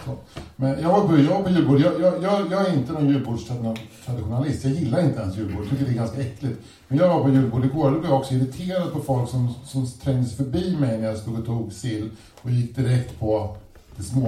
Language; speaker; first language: Swedish; native; Swedish